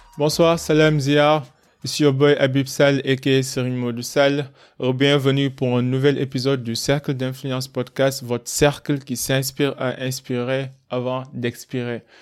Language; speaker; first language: French; non-native, local second language; Wolof